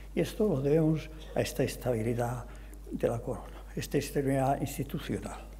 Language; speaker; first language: Spanish; non-native, local second language; Catalan